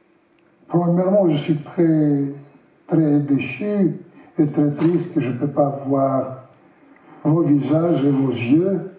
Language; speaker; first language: French; non-native, learner; Russian